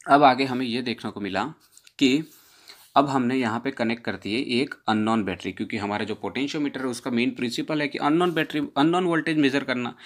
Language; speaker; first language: Hindi; non-native, local second language; Gujarati